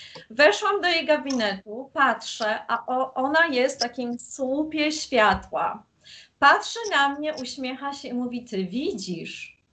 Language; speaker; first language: Polish; native; Polish